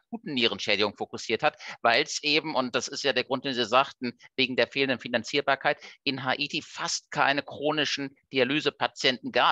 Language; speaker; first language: German; native; German